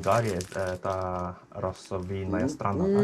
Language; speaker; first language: Russian; non-native, learner; Norwegian